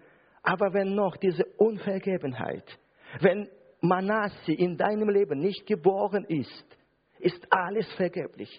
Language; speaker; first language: German; non-native, fluent; Russian